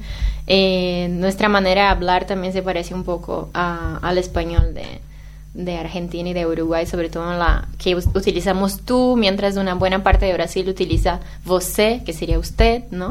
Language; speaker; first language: Spanish; non-native, fluent; Portuguese